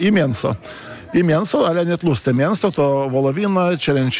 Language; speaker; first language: Polish; non-native, fluent; Lithuanian